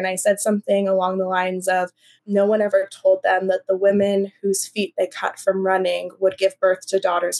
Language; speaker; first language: English; native; English